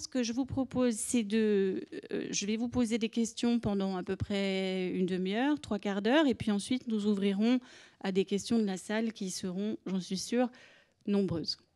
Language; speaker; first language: French; native; French